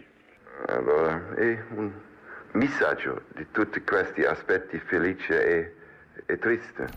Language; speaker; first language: Italian; non-native, learner; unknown